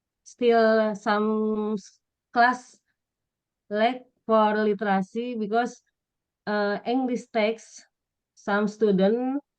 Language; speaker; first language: English; non-native, learner; Indonesian